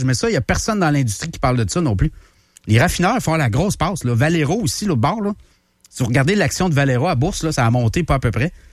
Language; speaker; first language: French; native; French